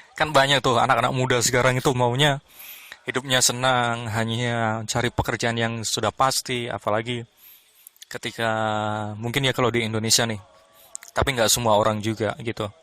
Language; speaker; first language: Indonesian; native; Indonesian